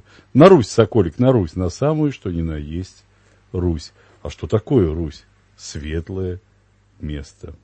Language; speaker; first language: Russian; native; Russian